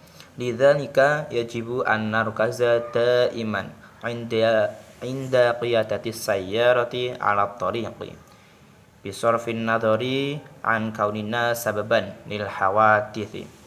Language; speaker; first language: Arabic; non-native, learner; Indonesian